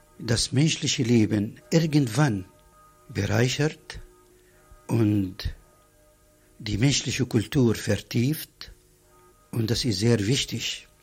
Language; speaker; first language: German; non-native, fluent; Arabic